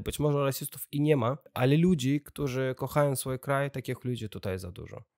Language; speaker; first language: Polish; non-native, learner; Russian